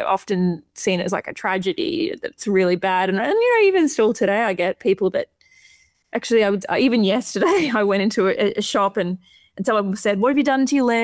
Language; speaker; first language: English; native; English